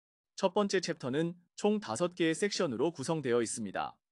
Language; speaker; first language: Korean; native; Korean